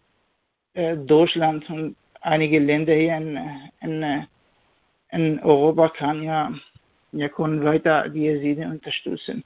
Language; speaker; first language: German; non-native, learner; Kurdish